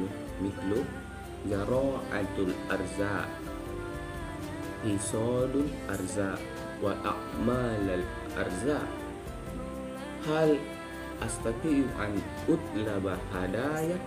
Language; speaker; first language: Arabic; non-native, learner; Indonesian